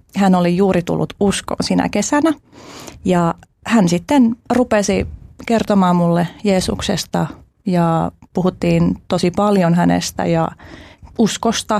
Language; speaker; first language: Finnish; early bilingual, other home language; Albanian